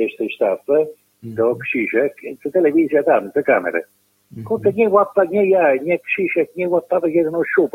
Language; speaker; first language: Polish; non-native, learner; Italian